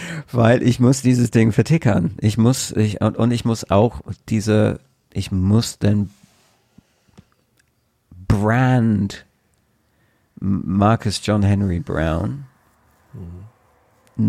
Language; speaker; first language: German; non-native, fluent; English